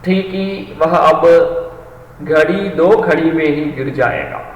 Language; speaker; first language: Hindi; non-native, local second language; Malayalam